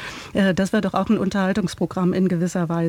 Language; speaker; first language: German; native; German